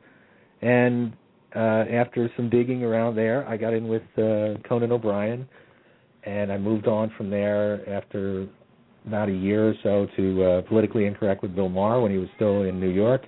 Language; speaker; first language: English; native; English